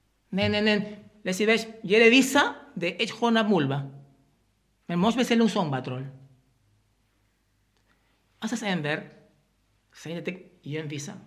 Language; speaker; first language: Hungarian; non-native, learner; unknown